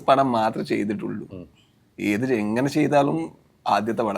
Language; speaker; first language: Malayalam; non-native, learner; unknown